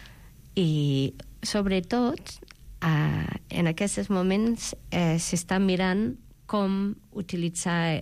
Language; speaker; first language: Catalan; non-native, fluent; English